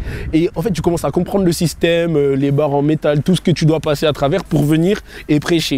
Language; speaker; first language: French; native; French